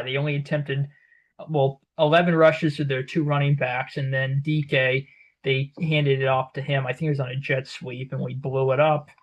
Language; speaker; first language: English; native; English